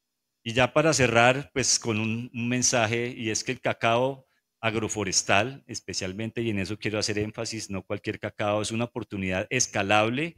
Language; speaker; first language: Spanish; native; Spanish